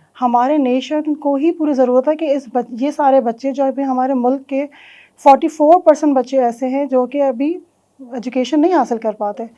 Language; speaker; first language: Urdu; native; Urdu